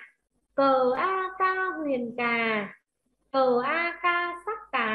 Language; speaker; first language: Vietnamese; native; Vietnamese